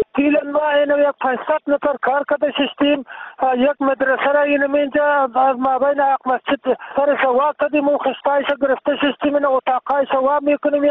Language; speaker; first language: Persian; non-native, local second language; Turkmen